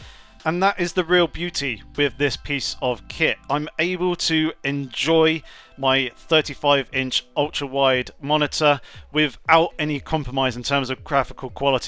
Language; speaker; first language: English; native; English